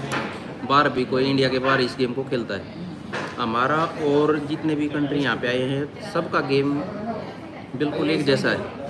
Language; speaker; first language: Hindi; native; Hindi